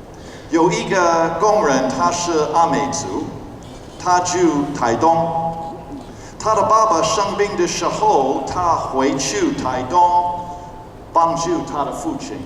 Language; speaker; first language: Chinese; non-native, fluent; English